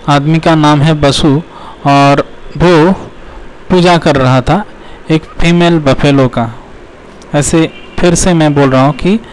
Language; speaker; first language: Hindi; non-native, local second language; Bangla